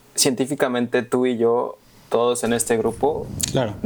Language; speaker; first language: Spanish; early bilingual, heritage; Spanish